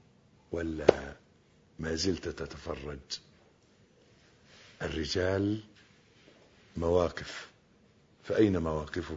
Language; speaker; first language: Arabic; native; Arabic